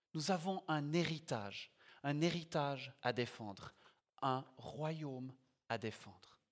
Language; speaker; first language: French; native; French